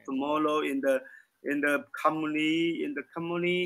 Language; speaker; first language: English; non-native, learner; Chinese